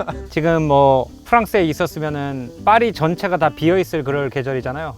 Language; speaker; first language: Korean; native; Korean